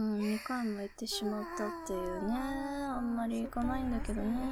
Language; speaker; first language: Japanese; native; Japanese